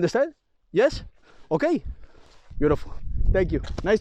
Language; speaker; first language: English; non-native, learner; Italian